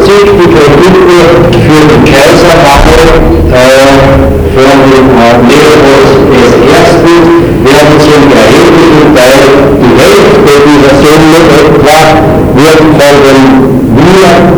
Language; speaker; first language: German; native; German